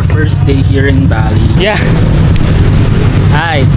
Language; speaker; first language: English; non-native, local second language; Filipino